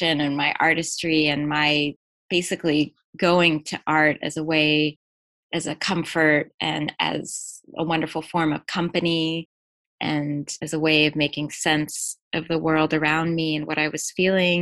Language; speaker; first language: English; native; English